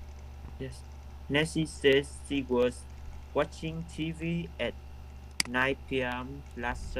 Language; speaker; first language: English; non-native, learner; Vietnamese